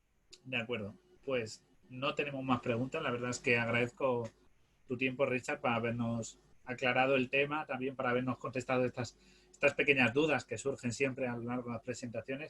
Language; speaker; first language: Spanish; native; Spanish